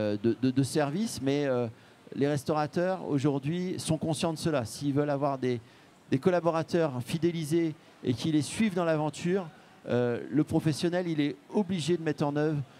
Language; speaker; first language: French; native; French